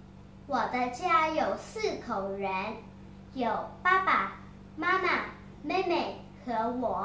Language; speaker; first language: Chinese; non-native, learner; Thai